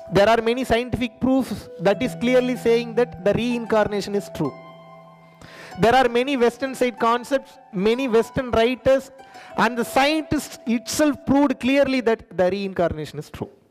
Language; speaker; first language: English; non-native, local second language; Tamil